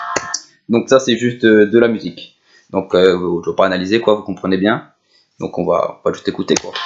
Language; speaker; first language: French; native; French